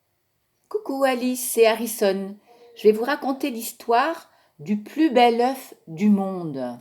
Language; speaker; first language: French; native; French